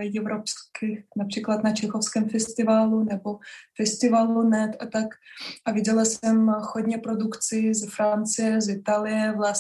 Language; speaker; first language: Czech; non-native, fluent; Russian